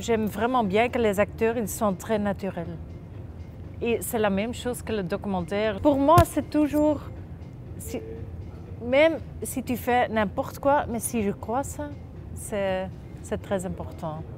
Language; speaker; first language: French; non-native, local second language; Dutch